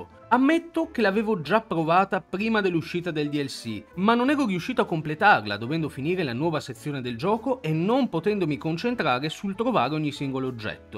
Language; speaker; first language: Italian; native; Italian